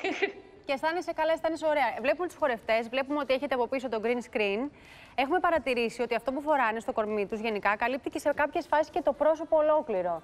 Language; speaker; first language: Greek; native; Greek